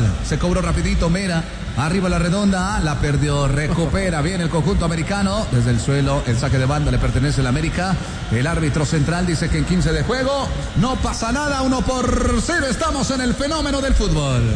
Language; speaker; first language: Spanish; native; Spanish